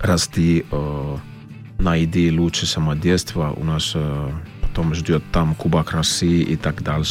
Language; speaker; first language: Russian; non-native, learner; Finnish